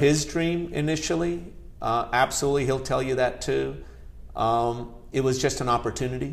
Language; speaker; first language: English; early bilingual, other home language; Gujarati